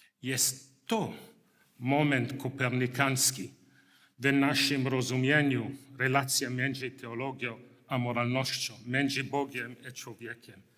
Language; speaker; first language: Polish; non-native, learner; English